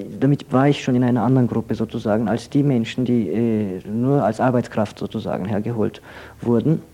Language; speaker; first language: German; non-native, fluent; Turkish